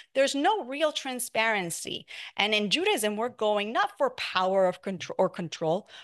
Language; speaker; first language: English; non-native, fluent; Spanish